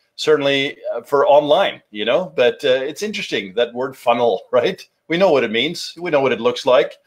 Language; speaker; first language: English; non-native, fluent; Norwegian